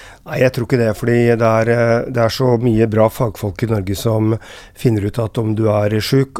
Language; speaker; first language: Norwegian; native; Norwegian